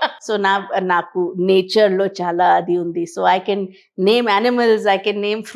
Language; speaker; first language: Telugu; non-native, learner; Hindi